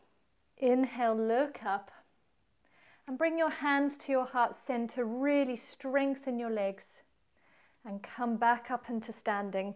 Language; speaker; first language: English; native; English